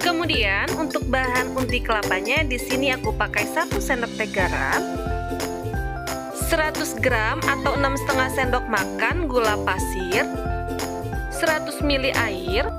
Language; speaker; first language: Indonesian; native; Indonesian